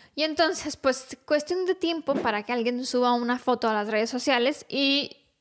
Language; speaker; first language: Spanish; non-native, fluent; Romanian